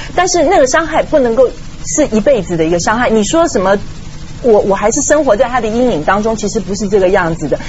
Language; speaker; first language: Chinese; non-native, local second language; Cantonese